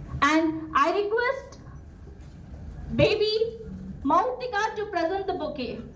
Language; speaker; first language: English; non-native, local second language; Telugu